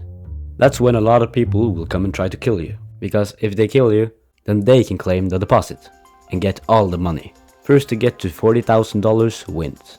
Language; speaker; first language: English; non-native, fluent; Norwegian